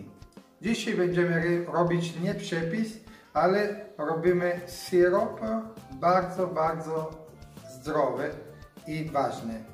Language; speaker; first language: Polish; non-native, learner; Italian